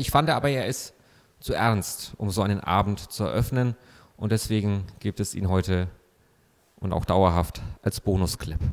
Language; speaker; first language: German; native; German